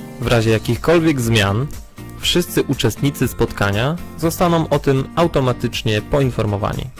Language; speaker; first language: Polish; native; Polish